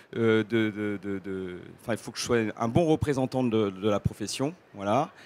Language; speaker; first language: French; native; French